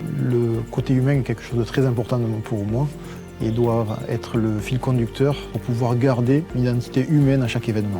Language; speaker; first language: French; native; French